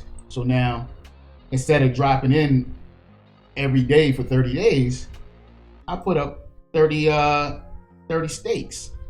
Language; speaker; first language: English; native; English